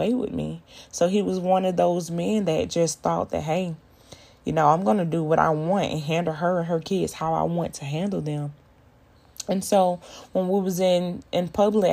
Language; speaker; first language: English; native; English